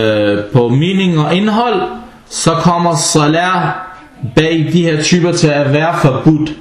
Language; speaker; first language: Danish; non-native, fluent; Arabic